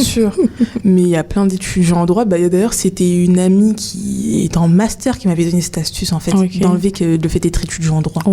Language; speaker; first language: French; native; French